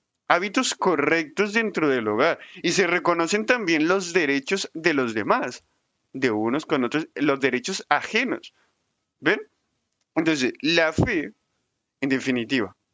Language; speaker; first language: Spanish; native; Spanish